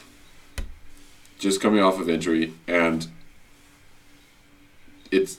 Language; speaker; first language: English; native; English